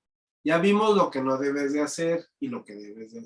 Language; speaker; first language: Spanish; native; Spanish